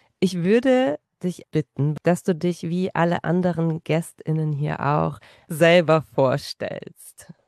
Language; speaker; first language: German; native; German